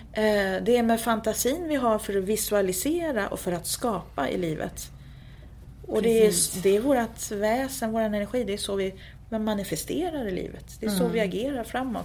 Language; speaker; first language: Swedish; native; Swedish